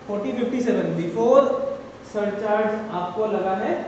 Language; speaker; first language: Hindi; non-native, local second language; Assamese